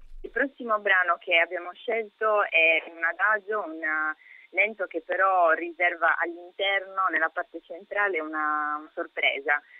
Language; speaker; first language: Italian; native; Italian